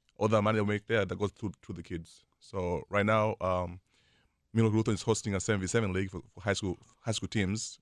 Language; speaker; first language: English; non-native, local second language; Swahili